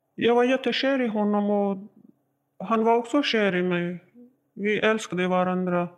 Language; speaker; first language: Swedish; non-native, learner; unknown